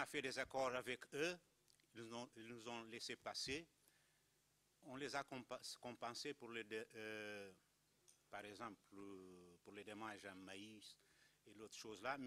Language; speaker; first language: French; non-native, fluent; Kabuverdianu